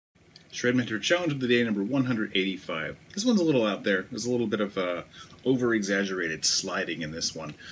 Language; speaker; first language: English; native; English